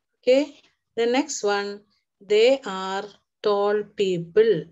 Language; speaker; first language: English; non-native, local second language; Malayalam